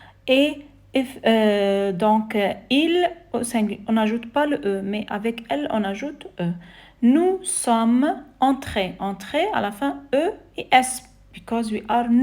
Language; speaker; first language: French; non-native, fluent; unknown